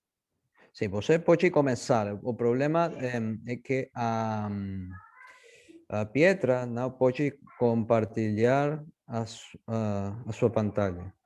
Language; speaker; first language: Portuguese; non-native, fluent; Spanish